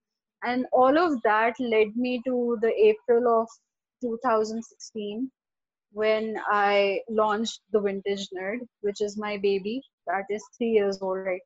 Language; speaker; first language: English; non-native, local second language; Urdu